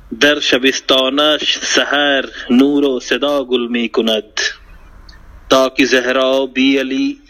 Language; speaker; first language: Persian; non-native, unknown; Hindi